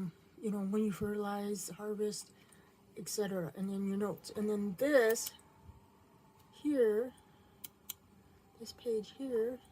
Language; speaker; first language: English; native; English